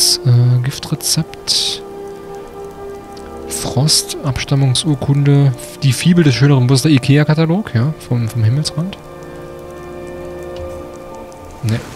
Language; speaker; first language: German; native; German